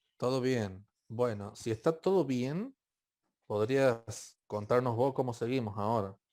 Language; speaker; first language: Spanish; native; Spanish